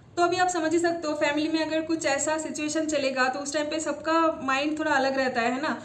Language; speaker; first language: Hindi; non-native, local second language; Bangla